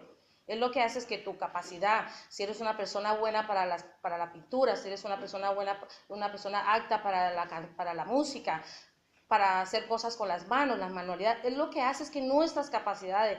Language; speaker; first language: Spanish; native; Spanish